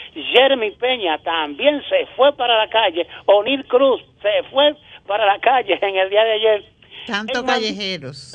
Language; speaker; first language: Spanish; native; Spanish